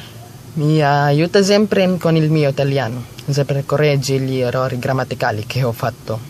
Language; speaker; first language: Italian; non-native, learner; Filipino